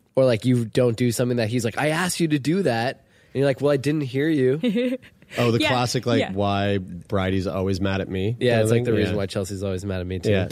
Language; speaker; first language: English; native; English